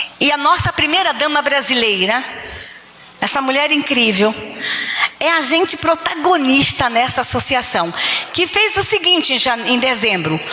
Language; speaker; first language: Portuguese; native; Portuguese